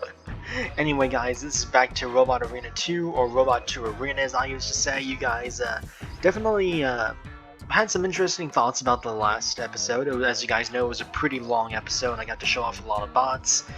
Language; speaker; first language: English; native; English